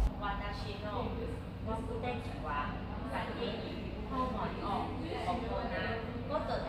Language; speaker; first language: Japanese; non-native, learner; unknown